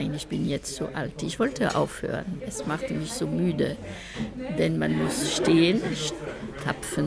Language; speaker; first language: German; non-native, fluent; French